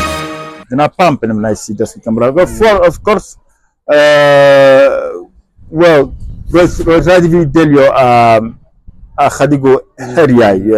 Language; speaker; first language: Welsh; non-native, fluent; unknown